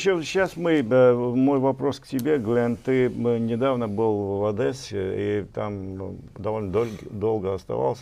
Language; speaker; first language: Russian; non-native, local second language; Armenian